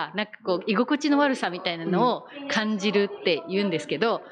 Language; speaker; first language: Japanese; native; Japanese